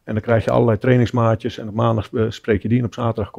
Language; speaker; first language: Dutch; native; Dutch